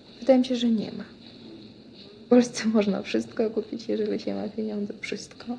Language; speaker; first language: Polish; non-native, fluent; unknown